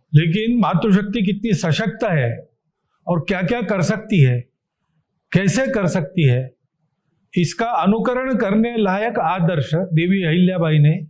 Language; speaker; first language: Hindi; non-native, local second language; Marathi